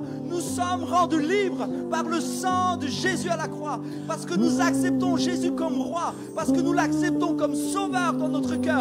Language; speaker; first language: French; native; French